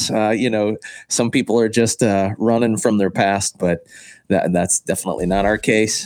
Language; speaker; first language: English; native; English